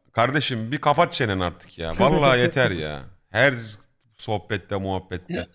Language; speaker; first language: Turkish; native; Turkish